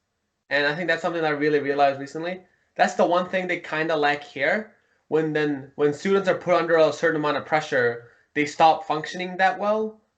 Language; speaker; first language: English; early bilingual, heritage; Mongolian